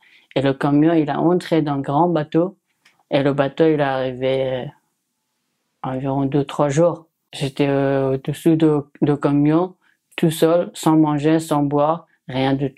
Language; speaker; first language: French; non-native, learner; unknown